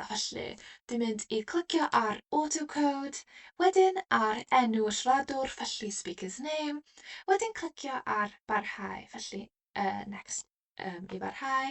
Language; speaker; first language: Welsh; non-native, local second language; English